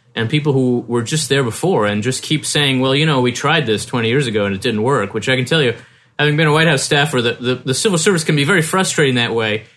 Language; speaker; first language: English; native; English